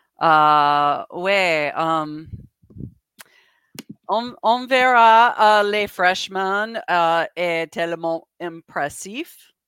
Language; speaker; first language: French; non-native, learner; English